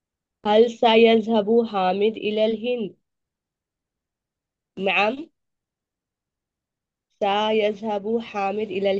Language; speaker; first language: Arabic; non-native, learner; Urdu